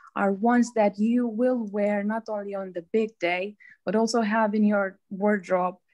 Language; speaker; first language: English; non-native, fluent; Romanian